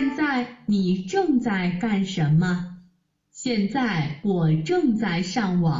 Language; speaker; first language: Chinese; non-native, learner; Vietnamese